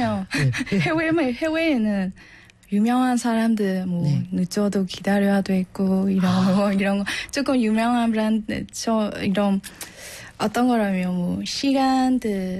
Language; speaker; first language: Korean; non-native, learner; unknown